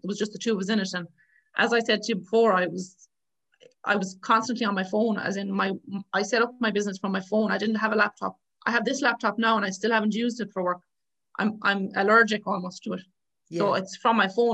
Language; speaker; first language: English; native; English